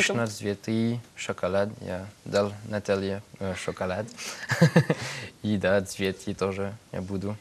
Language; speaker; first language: Russian; non-native, learner; French